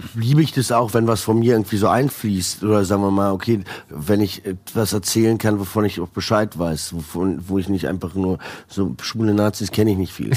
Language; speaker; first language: German; early bilingual, heritage; Croatian